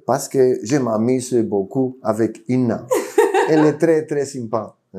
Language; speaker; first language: French; non-native, fluent; Spanish